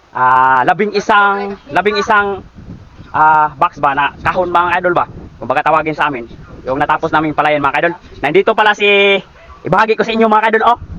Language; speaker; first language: Filipino; non-native, local second language; Cebuano